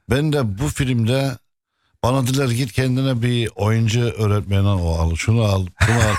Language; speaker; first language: Turkish; early bilingual, heritage; Turkish